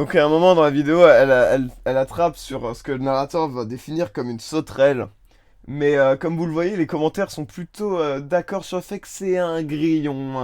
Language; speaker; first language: French; native; French